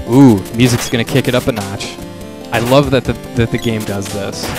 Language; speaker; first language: English; native; English